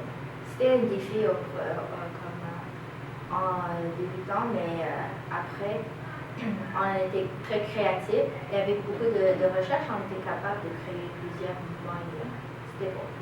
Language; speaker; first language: French; non-native, learner; English